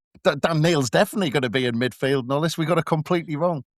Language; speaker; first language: English; native; English